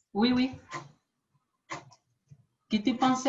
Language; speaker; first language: French; non-native, learner; Portuguese